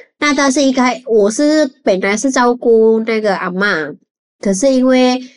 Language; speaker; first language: Chinese; non-native, fluent; Javanese